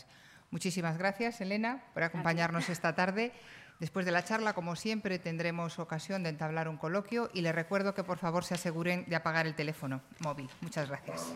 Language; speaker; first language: Spanish; native; Spanish